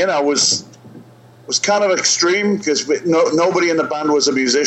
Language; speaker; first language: English; native; English